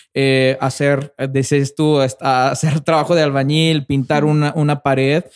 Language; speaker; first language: Spanish; native; Spanish